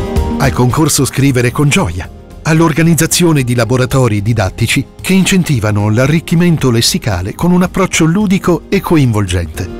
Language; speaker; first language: Italian; native; Italian